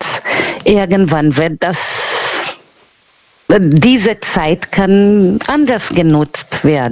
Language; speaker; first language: German; non-native, fluent; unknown